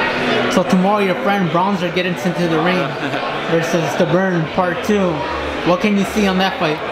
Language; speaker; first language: English; native; English